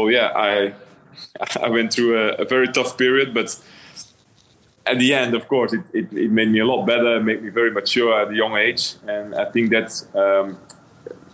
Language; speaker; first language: English; non-native, fluent; Dutch